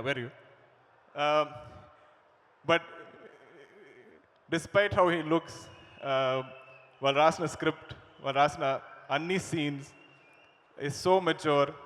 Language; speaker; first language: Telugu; non-native, learner; Malayalam